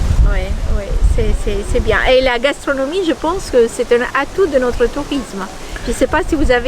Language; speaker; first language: French; non-native, fluent; Albanian